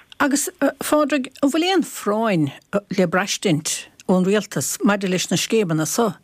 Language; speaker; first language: Irish; native; Irish